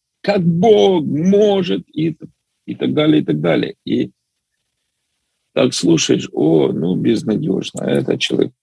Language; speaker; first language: Russian; native; Russian